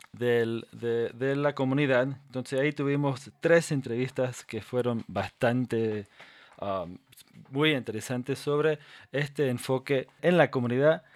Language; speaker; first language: Spanish; non-native, fluent; English